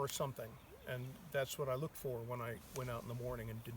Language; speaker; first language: English; native; English